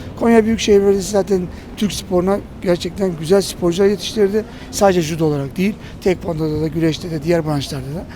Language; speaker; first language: Turkish; native; Turkish